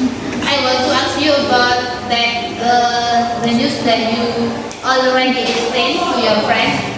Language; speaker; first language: English; non-native, learner; Indonesian